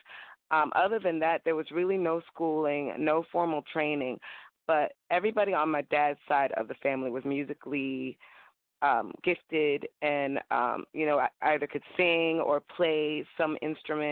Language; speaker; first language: English; native; English